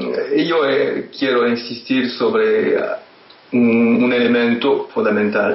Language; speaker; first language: Spanish; non-native, fluent; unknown